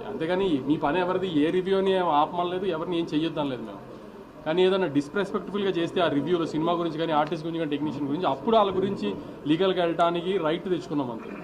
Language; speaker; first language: Telugu; native; Telugu